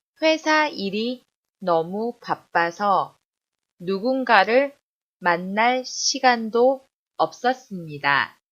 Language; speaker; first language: Korean; non-native, fluent; Chinese